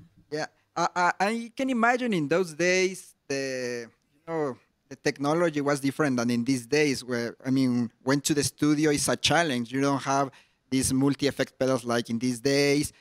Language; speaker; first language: English; non-native, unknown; Spanish